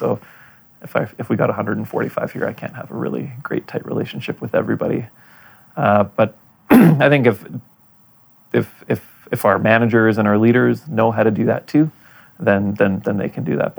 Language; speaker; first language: English; native; English